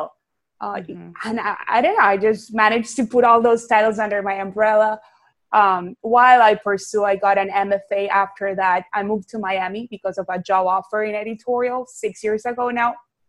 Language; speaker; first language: English; non-native, fluent; Spanish